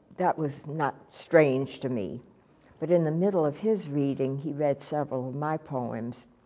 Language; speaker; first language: English; native; English